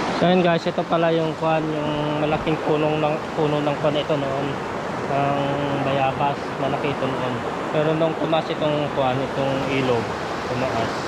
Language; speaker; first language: Filipino; non-native, local second language; Iloko